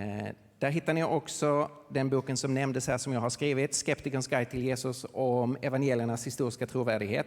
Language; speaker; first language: Swedish; native; Swedish